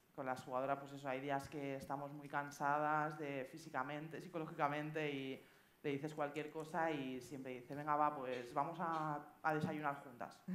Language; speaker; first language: Spanish; native; Spanish